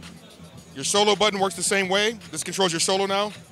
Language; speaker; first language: English; native; English